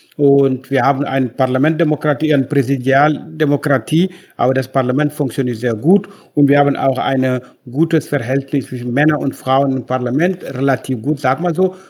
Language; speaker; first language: German; non-native, fluent; Wolof